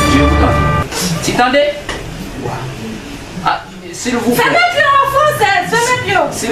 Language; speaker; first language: French; non-native, learner; Haitian Creole